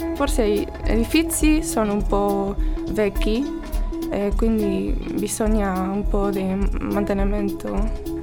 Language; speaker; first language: Italian; non-native, learner; Spanish